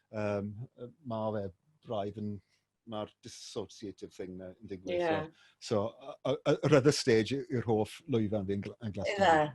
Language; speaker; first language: Welsh; native; Welsh